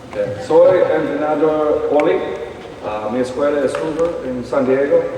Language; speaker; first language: Spanish; non-native, learner; English